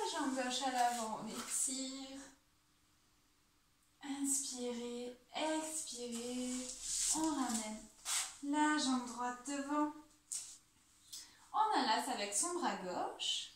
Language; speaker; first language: French; native; French